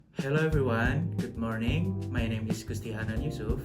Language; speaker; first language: English; non-native, local second language; Indonesian